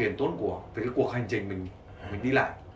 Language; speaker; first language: Vietnamese; native; Vietnamese